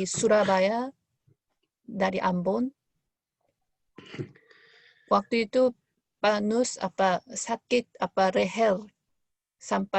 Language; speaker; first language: Indonesian; non-native, fluent; Korean